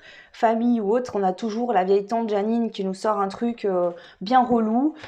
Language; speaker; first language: French; native; French